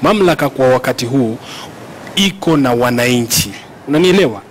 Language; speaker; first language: Swahili; non-native, local second language; Luyia